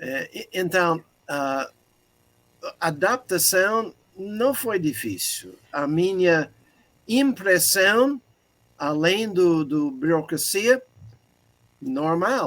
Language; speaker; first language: Portuguese; non-native, fluent; English